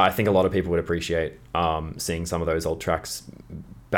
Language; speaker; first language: English; native; English